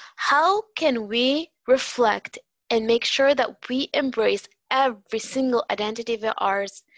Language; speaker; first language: English; native; English